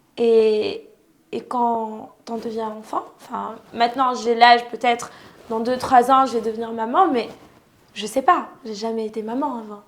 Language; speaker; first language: French; non-native, local second language; Arabic